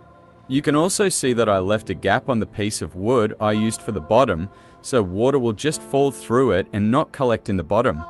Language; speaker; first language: English; native; English